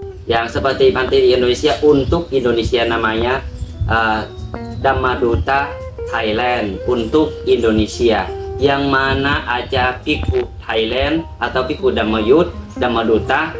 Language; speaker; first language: Indonesian; non-native, learner; Thai